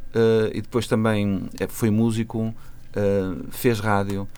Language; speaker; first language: Portuguese; native; Portuguese